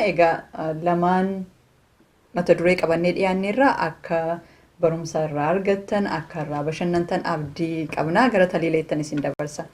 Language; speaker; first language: Oromo; native; Oromo